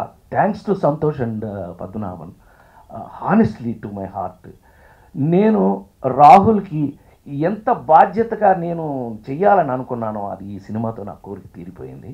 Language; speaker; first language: Telugu; native; Telugu